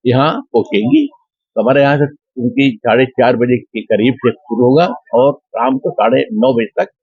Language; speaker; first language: Hindi; native; Hindi